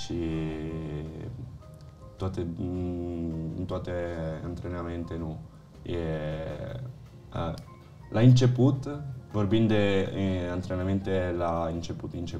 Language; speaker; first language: Romanian; early bilingual, heritage; Italian